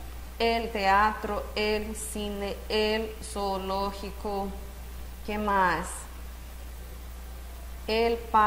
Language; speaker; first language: Spanish; non-native, fluent; Portuguese